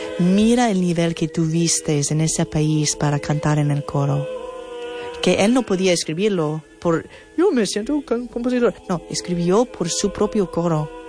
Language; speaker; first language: Spanish; non-native, fluent; English